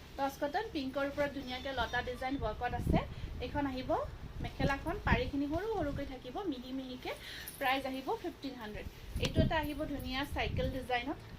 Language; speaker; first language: Assamese; native; Assamese